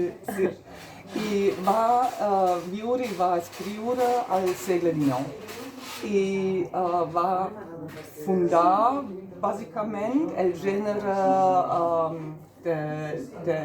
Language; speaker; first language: Catalan; non-native, fluent; German